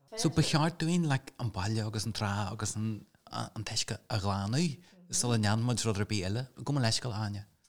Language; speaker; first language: Irish; non-native, local second language; English